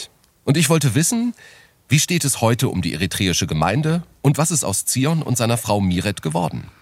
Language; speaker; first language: German; native; German